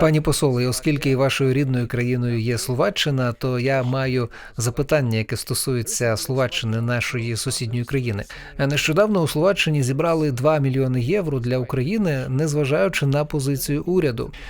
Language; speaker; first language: Ukrainian; native; Ukrainian